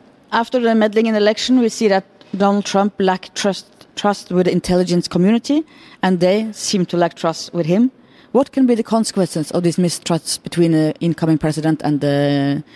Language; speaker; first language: English; non-native, fluent; Norwegian